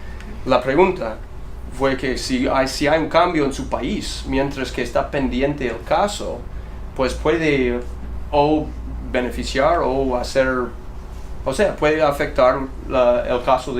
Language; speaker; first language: Spanish; non-native, fluent; English